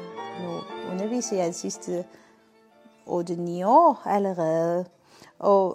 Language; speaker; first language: Danish; non-native, fluent; Armenian